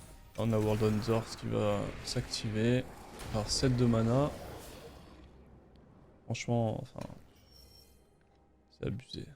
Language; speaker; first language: French; native; French